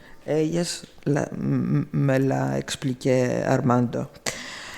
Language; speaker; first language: Spanish; non-native, fluent; Greek